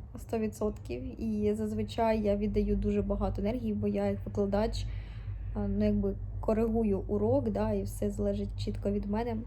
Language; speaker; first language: Ukrainian; native; Ukrainian